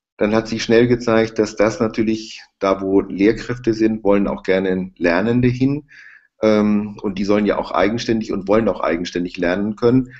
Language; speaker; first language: German; native; German